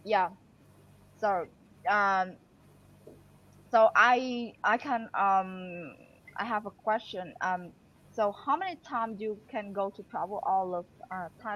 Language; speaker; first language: English; non-native, learner; Vietnamese